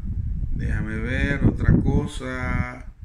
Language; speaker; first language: Spanish; native; Spanish